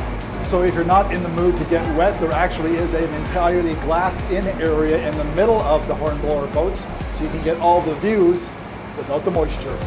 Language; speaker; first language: English; native; English